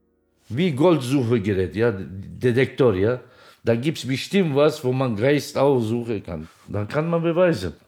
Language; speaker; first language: German; non-native, learner; Turkish